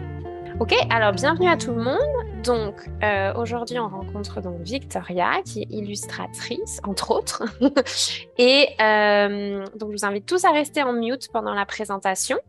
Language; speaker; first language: French; native; French